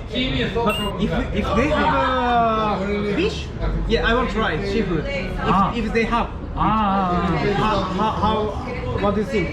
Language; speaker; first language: English; non-native, learner; Japanese